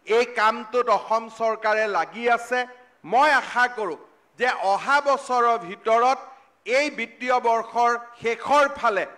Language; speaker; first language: Assamese; native; Assamese